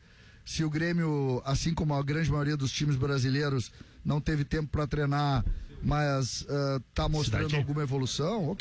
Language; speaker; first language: Portuguese; native; Portuguese